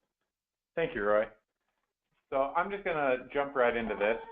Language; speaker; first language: English; native; English